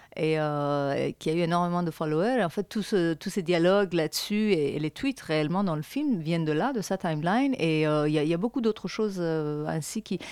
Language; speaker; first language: French; non-native, fluent; Persian